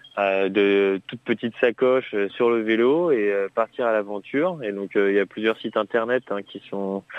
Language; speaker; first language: French; native; French